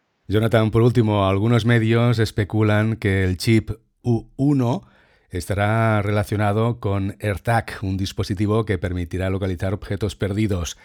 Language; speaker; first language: Spanish; native; Spanish